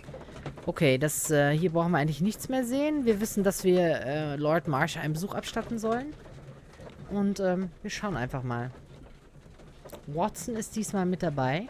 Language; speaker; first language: German; native; German